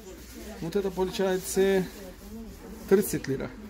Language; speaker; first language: Russian; non-native, learner; Turkish